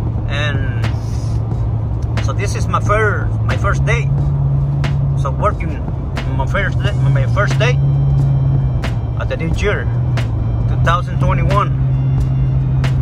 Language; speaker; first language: English; non-native, learner; Spanish